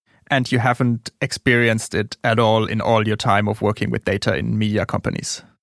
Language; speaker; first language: English; non-native, fluent; German